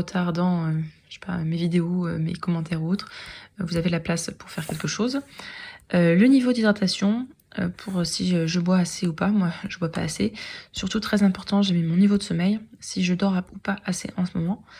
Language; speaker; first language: French; native; French